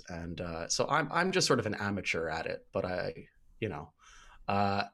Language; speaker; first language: English; native; English